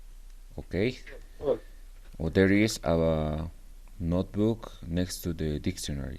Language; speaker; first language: English; non-native, learner; Spanish